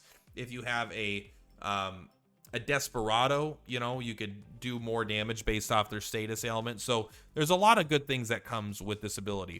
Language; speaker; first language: English; native; English